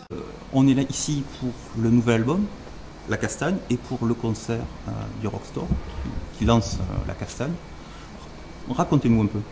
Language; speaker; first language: French; native; French